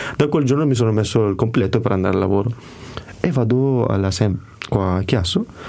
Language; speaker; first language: Italian; early bilingual, other home language; Kurdish